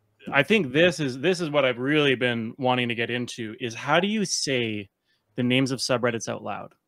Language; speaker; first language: English; native; English